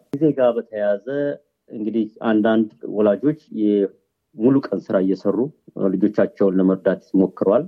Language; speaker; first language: Amharic; native; Amharic